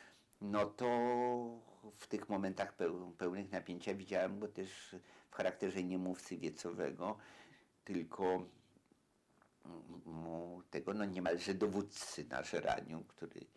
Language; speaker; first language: Polish; native; Polish